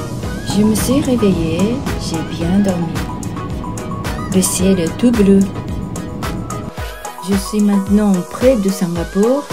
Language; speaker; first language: French; non-native, fluent; Japanese